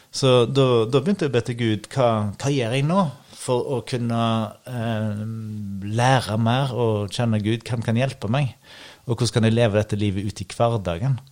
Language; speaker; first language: Norwegian; native; Norwegian